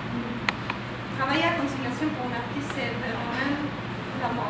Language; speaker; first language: French; non-native, fluent; Spanish